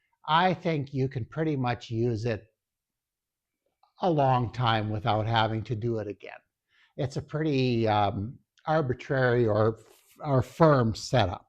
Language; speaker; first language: English; native; English